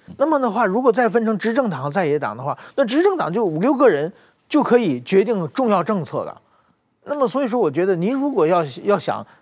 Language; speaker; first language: Chinese; native; Chinese